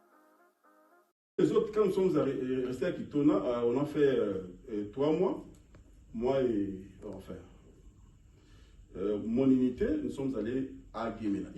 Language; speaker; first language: French; non-native, local second language; Lingala